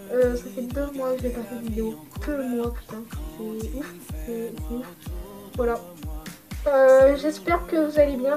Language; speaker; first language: French; native; French